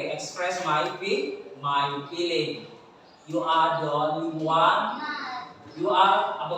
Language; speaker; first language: English; non-native, learner; Indonesian